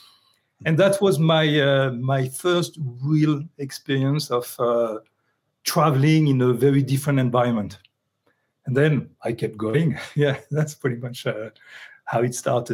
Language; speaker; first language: English; non-native, fluent; French